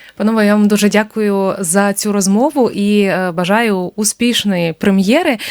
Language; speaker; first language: Ukrainian; native; Ukrainian